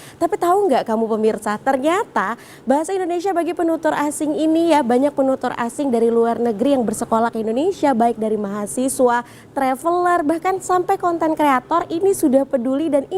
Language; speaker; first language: Indonesian; native; Indonesian